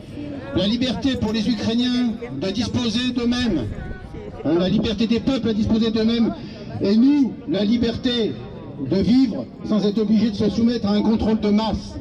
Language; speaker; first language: French; native; French